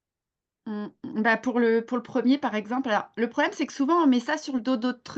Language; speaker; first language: French; native; French